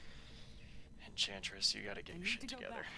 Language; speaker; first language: English; native; English